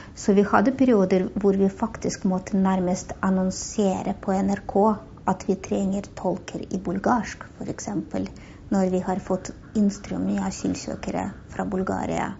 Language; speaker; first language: Norwegian; non-native, fluent; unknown